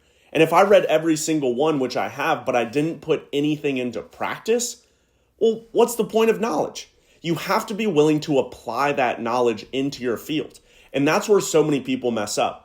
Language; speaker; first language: English; native; English